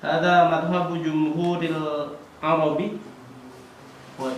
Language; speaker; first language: Arabic; non-native, learner; Indonesian